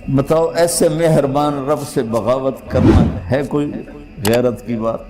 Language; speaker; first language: Urdu; non-native, local second language; Punjabi